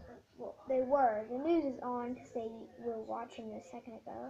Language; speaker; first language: English; native; English